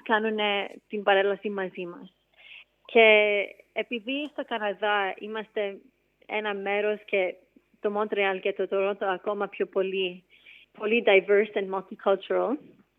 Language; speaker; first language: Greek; early bilingual, heritage; English